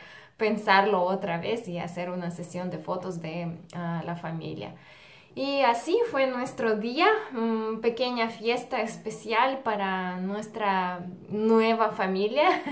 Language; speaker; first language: Spanish; non-native, fluent; Russian